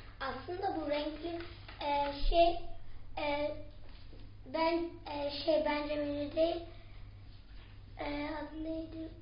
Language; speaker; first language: Turkish; non-native, learner; German